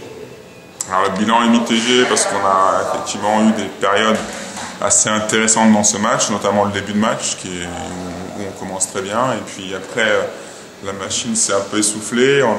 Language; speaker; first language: French; native; French